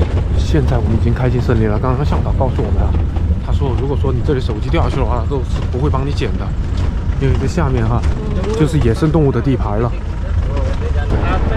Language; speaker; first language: Chinese; native; Chinese